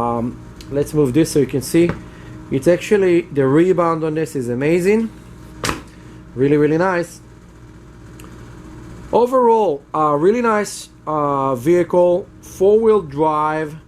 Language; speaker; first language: English; non-native, fluent; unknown